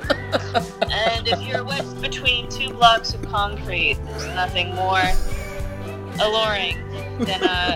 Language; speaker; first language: English; non-native, local second language; Cantonese